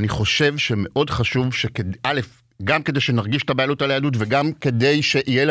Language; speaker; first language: Hebrew; native; Hebrew